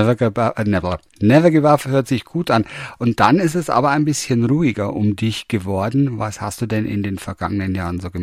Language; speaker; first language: German; native; German